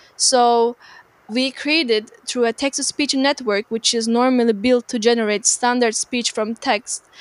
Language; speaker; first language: English; non-native, fluent; Turkish